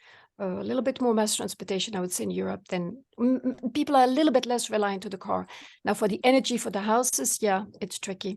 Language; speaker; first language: English; non-native, fluent; Swedish